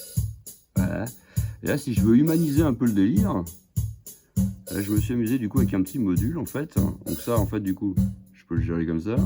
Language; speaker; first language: French; native; French